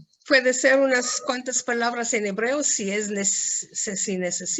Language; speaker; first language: Spanish; non-native, fluent; Hebrew